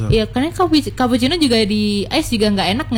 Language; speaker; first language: Indonesian; native; Indonesian